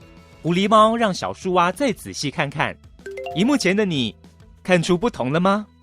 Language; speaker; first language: Chinese; native; Chinese